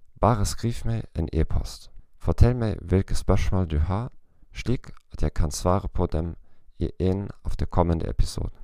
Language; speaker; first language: Norwegian; non-native, learner; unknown